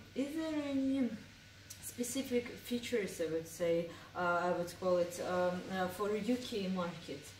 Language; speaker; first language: English; non-native, fluent; Russian